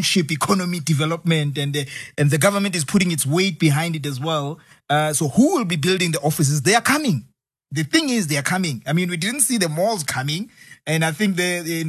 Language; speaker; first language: English; non-native, local second language; Zulu